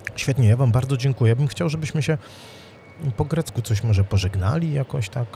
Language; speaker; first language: Polish; native; Polish